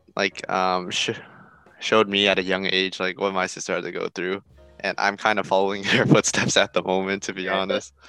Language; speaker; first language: English; native; English